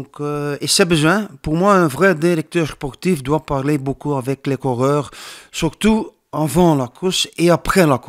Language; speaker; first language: French; non-native, learner; Dutch